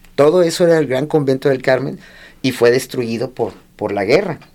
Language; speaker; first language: Spanish; native; Spanish